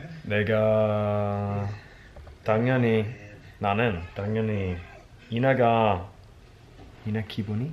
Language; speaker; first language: Korean; non-native, learner; English